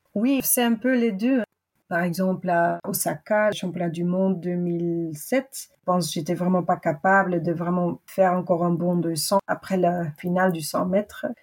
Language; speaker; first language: French; native; French